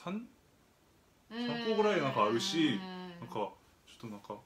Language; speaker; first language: Japanese; non-native, fluent; Korean